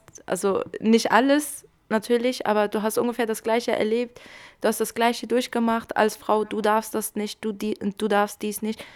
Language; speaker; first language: German; early bilingual, other home language; Kurdish